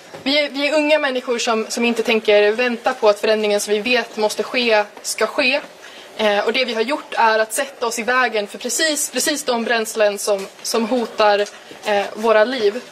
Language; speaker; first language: Swedish; native; Swedish